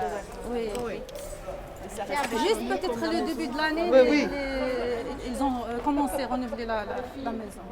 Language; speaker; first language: French; non-native, learner; Arabic